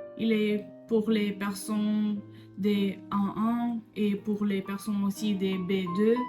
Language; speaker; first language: French; non-native, learner; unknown